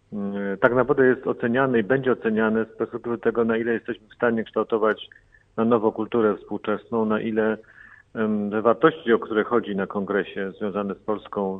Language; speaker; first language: Polish; native; Polish